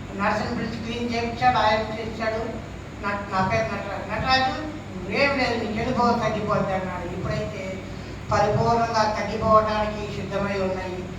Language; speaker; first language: Telugu; non-native, local second language; Tamil